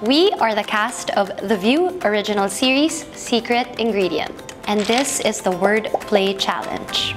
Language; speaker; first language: English; non-native, local second language; Filipino